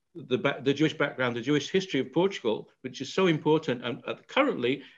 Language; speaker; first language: English; native; English